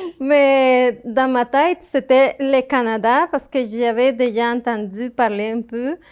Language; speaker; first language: French; non-native, fluent; Spanish